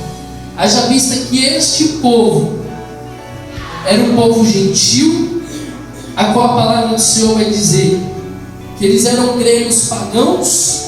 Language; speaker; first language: Portuguese; native; Portuguese